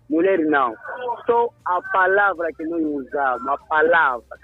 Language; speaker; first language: Portuguese; non-native, local second language; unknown